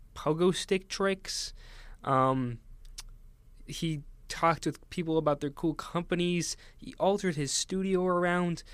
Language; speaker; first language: English; native; English